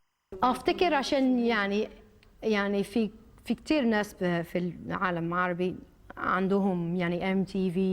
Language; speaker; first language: Arabic; early bilingual, heritage; Arabic